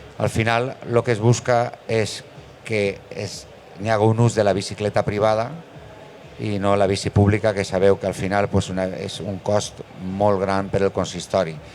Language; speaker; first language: Catalan; non-native, local second language; Spanish